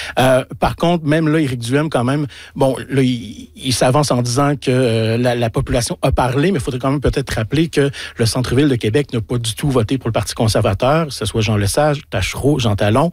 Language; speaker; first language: French; native; French